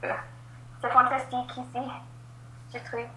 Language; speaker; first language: French; non-native, learner; English